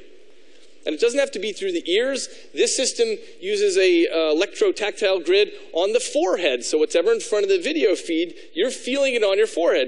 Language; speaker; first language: English; native; English